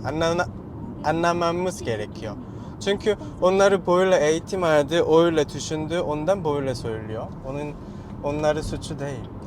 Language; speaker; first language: Turkish; non-native, learner; Korean